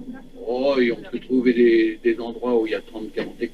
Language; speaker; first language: French; native; French